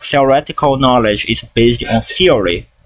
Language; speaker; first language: English; non-native, fluent; Portuguese